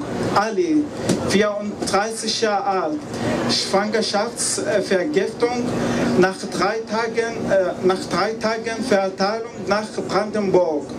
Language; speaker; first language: German; non-native, learner; Arabic